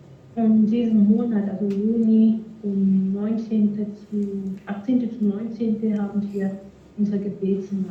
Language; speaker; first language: German; non-native, fluent; French